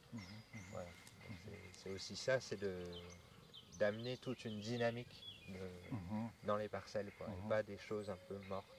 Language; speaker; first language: French; native; French